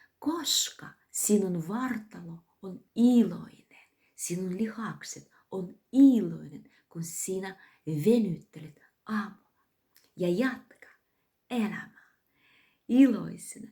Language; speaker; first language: Finnish; non-native, learner; Russian